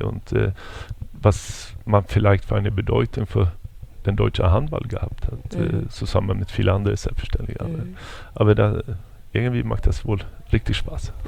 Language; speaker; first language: German; non-native, fluent; Swedish